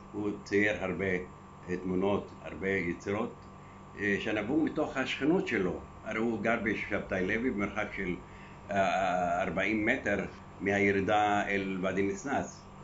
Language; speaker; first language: Hebrew; non-native, local second language; Arabic